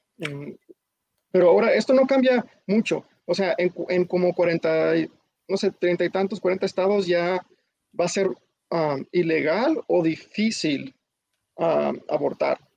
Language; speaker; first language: Spanish; early bilingual, heritage; Spanish